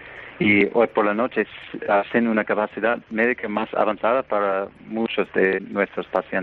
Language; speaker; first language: Spanish; non-native, fluent; English